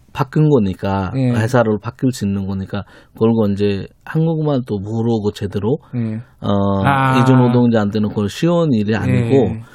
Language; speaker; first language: Korean; non-native, fluent; Bangla